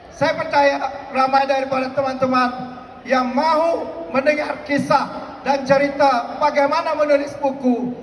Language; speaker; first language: Malay; native; Malay